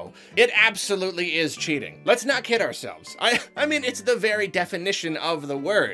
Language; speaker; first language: English; native; English